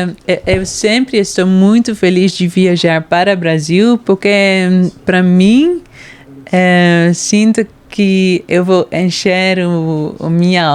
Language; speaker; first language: Portuguese; non-native, fluent; Dutch